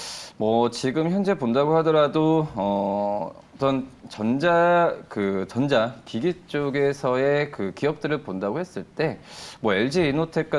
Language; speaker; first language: Korean; native; Korean